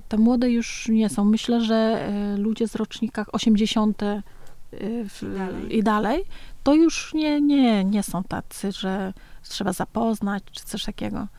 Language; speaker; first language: Polish; early bilingual, other home language; Vietnamese